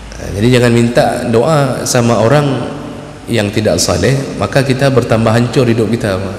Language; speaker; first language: Malay; non-native, local second language; Achinese